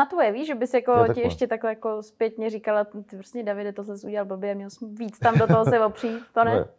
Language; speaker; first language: Czech; native; Czech